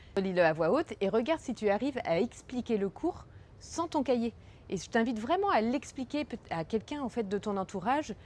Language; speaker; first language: French; native; French